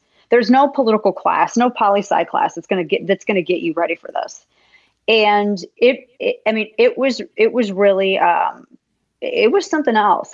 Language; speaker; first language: English; native; English